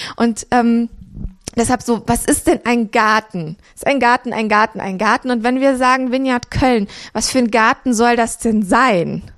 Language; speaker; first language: German; early bilingual, other home language; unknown